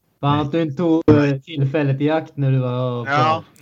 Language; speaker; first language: Swedish; native; Swedish